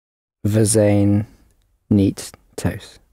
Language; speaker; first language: Dutch; non-native, learner; English